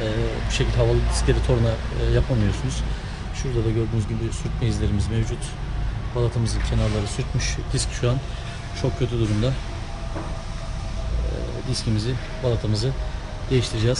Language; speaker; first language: Turkish; native; Turkish